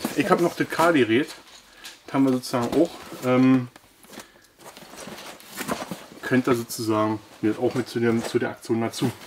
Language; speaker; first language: German; native; German